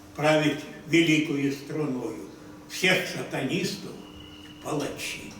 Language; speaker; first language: Russian; non-native, local second language; Ukrainian